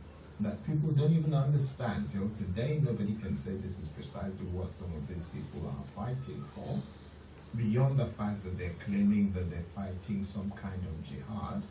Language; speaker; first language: English; non-native, local second language; Yoruba